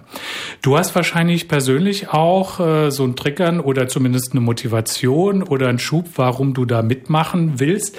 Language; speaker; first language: German; native; German